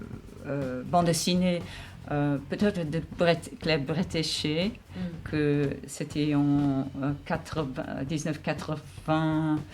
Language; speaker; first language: French; non-native, fluent; English